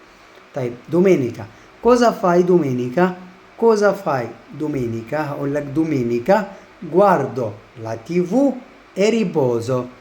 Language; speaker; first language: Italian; non-native, learner; Arabic